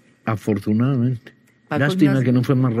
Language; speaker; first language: Spanish; native; Spanish